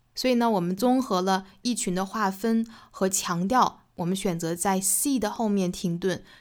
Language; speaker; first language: Chinese; native; Chinese